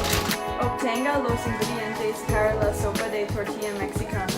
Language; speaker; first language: Spanish; non-native, learner; English